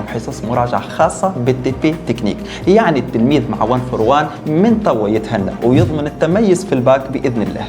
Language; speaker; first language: Arabic; native; Arabic